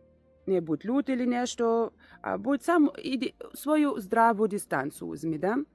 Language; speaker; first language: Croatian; non-native, learner; Russian